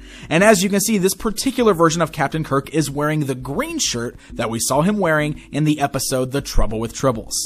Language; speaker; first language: English; native; English